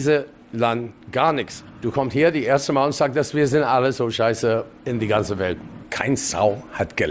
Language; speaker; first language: German; non-native, fluent; English